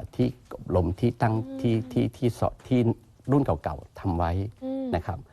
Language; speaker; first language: Thai; non-native, local second language; Chinese